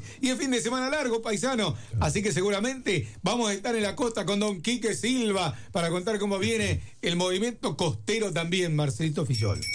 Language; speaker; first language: Spanish; native; Spanish